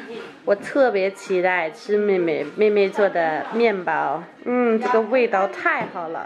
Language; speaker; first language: Chinese; non-native, fluent; Danish